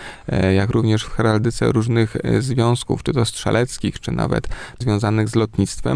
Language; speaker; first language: Polish; native; Polish